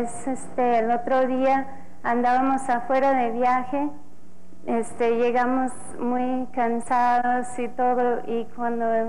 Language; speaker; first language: Spanish; non-native, fluent; English